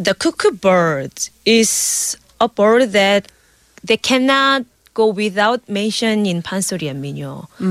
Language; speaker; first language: English; non-native, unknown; Korean